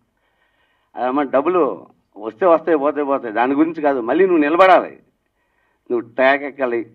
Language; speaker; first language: Telugu; native; Telugu